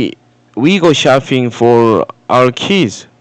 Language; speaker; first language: English; non-native, fluent; Korean